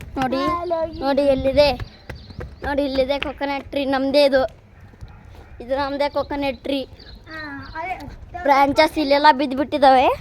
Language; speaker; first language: Kannada; native; Kannada